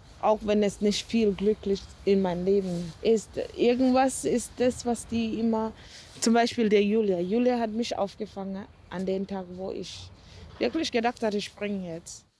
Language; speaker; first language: German; non-native, fluent; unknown